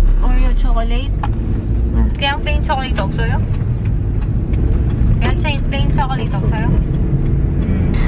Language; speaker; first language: Korean; non-native, learner; Filipino